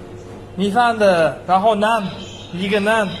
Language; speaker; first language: Chinese; non-native, learner; Uzbek